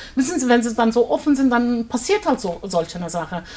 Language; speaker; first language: German; non-native, fluent; Turkish